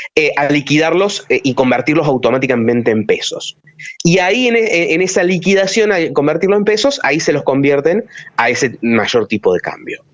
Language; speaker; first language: Spanish; native; Spanish